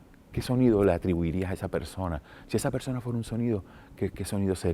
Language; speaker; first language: Spanish; native; Spanish